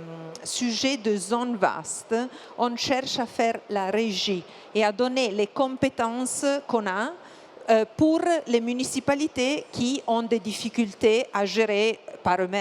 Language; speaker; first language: French; non-native, fluent; Italian